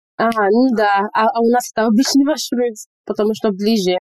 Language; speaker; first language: Russian; non-native, fluent; English